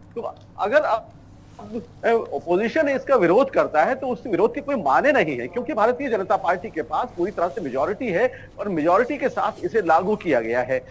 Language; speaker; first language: Hindi; native; Hindi